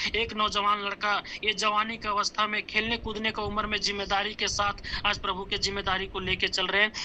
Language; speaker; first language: Hindi; native; Hindi